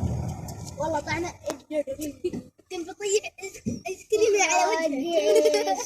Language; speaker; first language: Arabic; native; Arabic